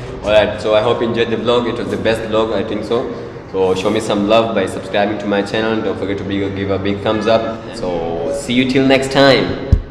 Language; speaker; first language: English; non-native, local second language; Urdu